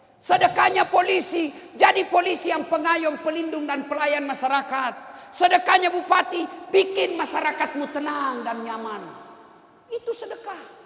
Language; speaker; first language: Indonesian; non-native, local second language; Buginese